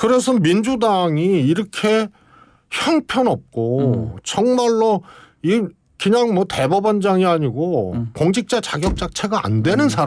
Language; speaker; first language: Korean; native; Korean